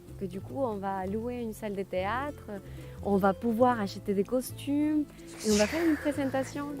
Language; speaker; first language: French; non-native, fluent; Spanish